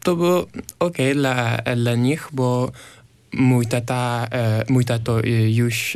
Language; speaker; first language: Polish; non-native, learner; French